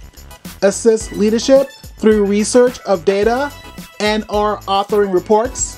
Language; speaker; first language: English; native; English